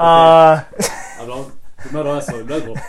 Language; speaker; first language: Spanish; early bilingual, heritage; English